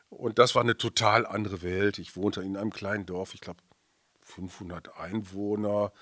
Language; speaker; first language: German; native; German